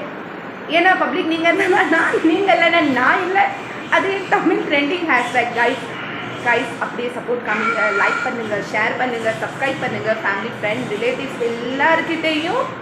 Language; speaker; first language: Tamil; non-native, local second language; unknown